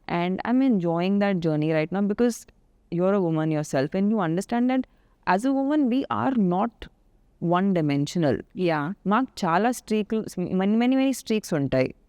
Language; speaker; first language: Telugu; non-native, local second language; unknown